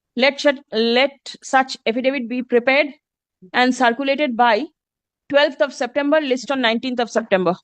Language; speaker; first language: English; non-native, local second language; Bangla